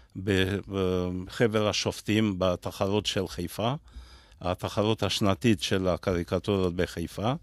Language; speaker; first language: Hebrew; non-native, fluent; Romanian